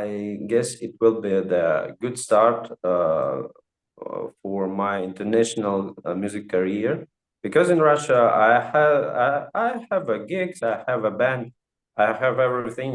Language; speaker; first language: English; non-native, fluent; Russian